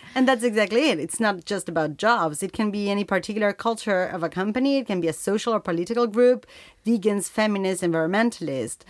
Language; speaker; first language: English; non-native, fluent; Spanish